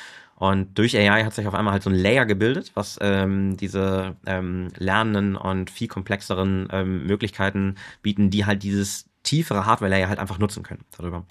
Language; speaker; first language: German; native; German